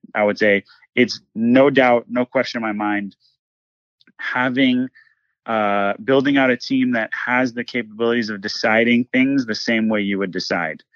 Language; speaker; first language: English; native; English